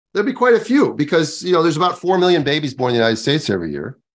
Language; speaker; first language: English; native; English